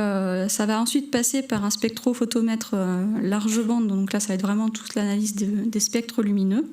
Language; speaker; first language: French; native; French